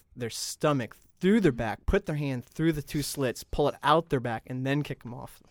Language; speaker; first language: English; early bilingual, other home language; Swedish